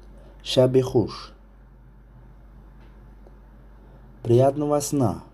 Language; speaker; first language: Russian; non-native, local second language; Tajik